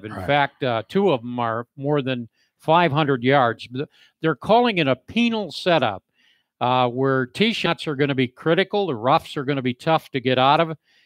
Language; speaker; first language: English; native; English